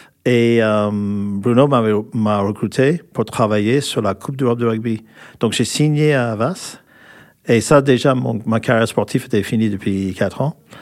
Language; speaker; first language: French; non-native, fluent; English